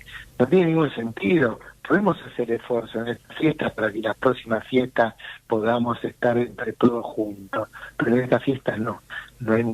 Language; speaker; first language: Spanish; native; Spanish